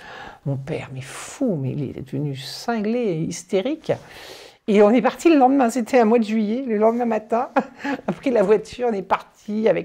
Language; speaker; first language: French; native; French